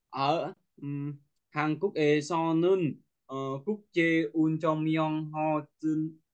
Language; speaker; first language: Korean; non-native, learner; Vietnamese